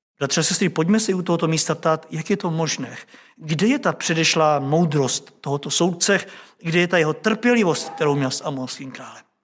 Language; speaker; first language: Czech; native; Czech